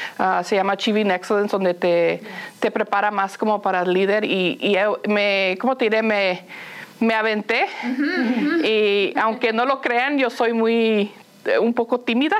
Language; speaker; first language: Spanish; early bilingual, heritage; Spanish